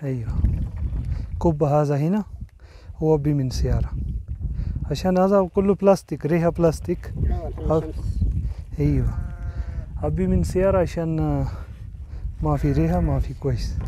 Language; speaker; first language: Arabic; non-native, learner; Urdu